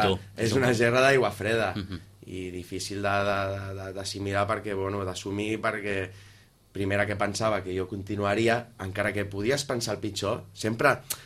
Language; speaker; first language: Catalan; native; Catalan